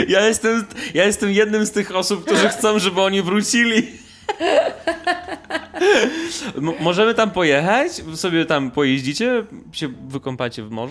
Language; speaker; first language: Polish; non-native, fluent; Russian